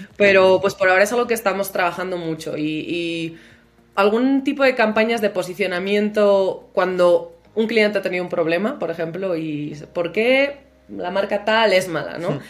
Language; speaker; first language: Spanish; native; Spanish